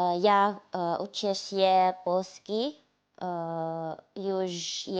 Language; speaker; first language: Polish; non-native, learner; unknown